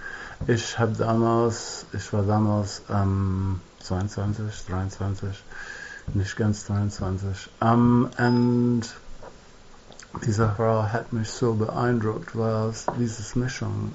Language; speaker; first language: German; non-native, fluent; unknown